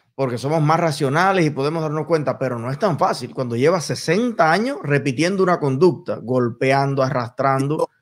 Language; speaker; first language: Spanish; native; Spanish